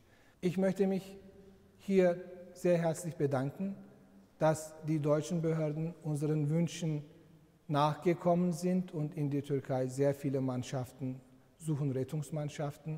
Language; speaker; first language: German; non-native, fluent; Turkish